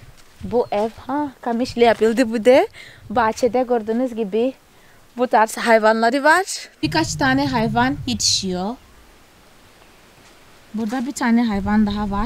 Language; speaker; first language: Turkish; non-native, fluent; Portuguese